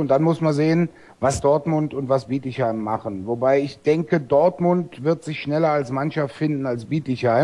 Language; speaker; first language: German; native; German